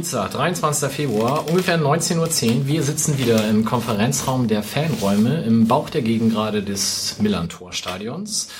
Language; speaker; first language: German; native; German